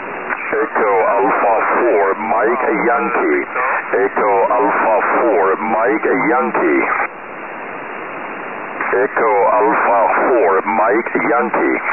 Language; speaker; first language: English; non-native, learner; Spanish